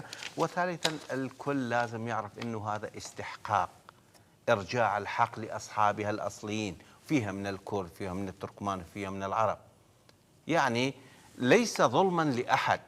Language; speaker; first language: Arabic; non-native, local second language; Kurdish